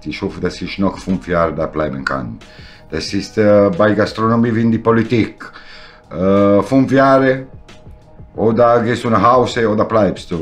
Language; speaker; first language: German; non-native, learner; Italian